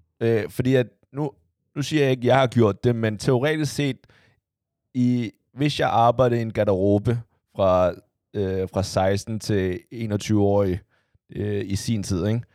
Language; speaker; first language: Danish; early bilingual, other home language; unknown